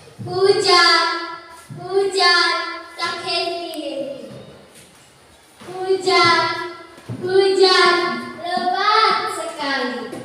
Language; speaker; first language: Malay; non-native, local second language; Tetum